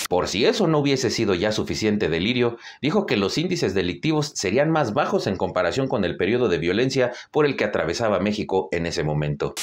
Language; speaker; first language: Spanish; native; Spanish